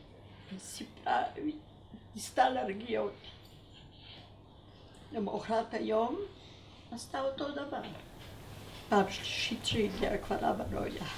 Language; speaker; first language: Hebrew; non-native, fluent; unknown